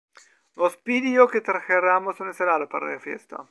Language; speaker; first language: Spanish; non-native, learner; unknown